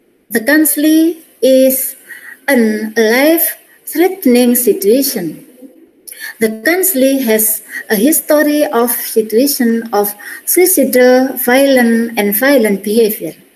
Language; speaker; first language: English; non-native, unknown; Indonesian